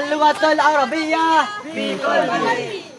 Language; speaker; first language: Arabic; non-native, learner; Malay